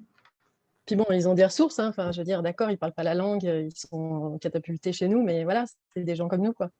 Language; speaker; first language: French; native; French